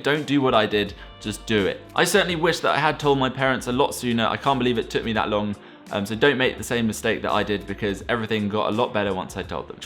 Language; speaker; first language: English; native; English